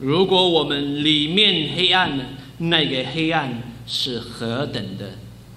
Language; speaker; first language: Chinese; native; Chinese